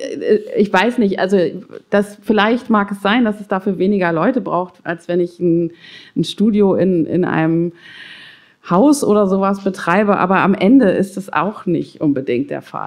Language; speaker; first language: German; native; German